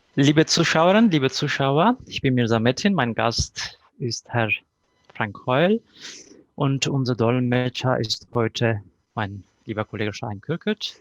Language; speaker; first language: German; non-native, fluent; Kurdish